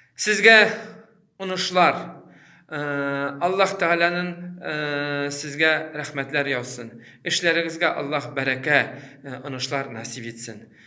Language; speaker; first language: Tatar; early bilingual, heritage; Tatar